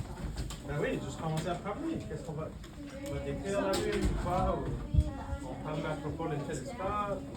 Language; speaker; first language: French; non-native, local second language; English